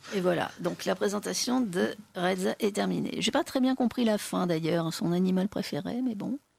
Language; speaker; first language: French; native; French